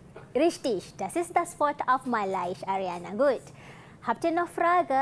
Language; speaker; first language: German; non-native, fluent; Malay